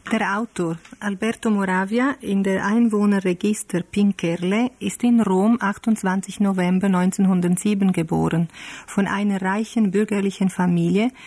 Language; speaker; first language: German; non-native, fluent; Italian